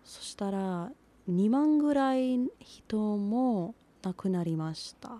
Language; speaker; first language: Japanese; non-native, learner; Persian